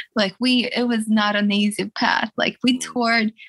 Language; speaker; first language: English; early bilingual, other home language; Russian